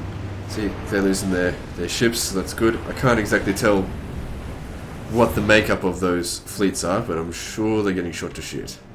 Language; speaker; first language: English; native; English